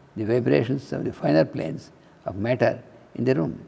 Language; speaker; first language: English; non-native, local second language; Telugu